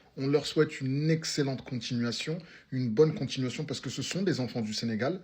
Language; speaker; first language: French; early bilingual, other home language; Wolof